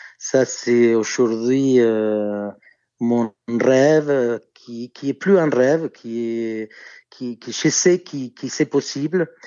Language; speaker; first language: French; non-native, fluent; Spanish